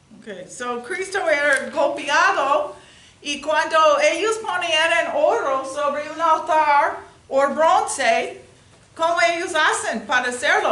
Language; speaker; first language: Spanish; non-native, learner; English